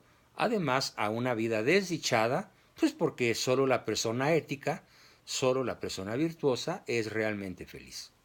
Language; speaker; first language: Spanish; native; Spanish